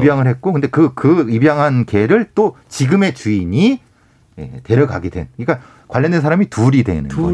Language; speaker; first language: Korean; native; Korean